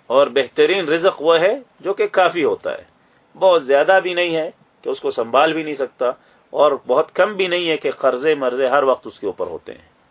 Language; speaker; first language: Urdu; native; Urdu